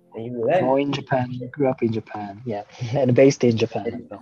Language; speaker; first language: English; non-native, fluent; Japanese